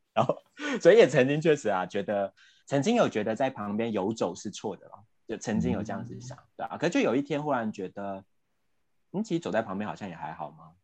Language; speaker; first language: Chinese; native; Chinese